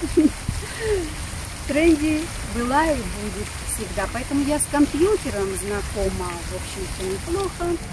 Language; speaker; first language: Russian; native; Russian